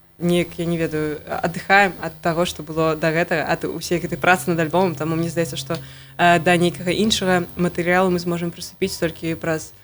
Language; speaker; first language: Belarusian; non-native, local second language; Russian